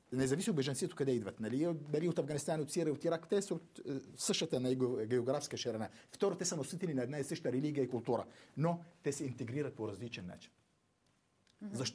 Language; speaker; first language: Bulgarian; non-native, fluent; Arabic